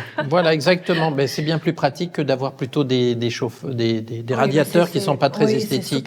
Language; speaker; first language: French; native; French